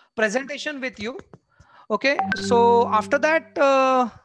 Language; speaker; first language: English; non-native, local second language; Marathi